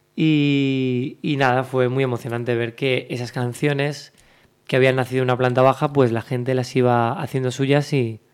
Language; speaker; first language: Spanish; native; Spanish